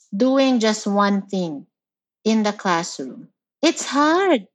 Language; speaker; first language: English; non-native, local second language; Filipino